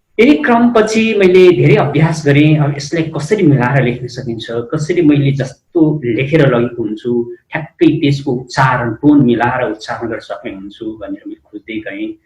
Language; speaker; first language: Nepali; non-native, local second language; Eastern Tamang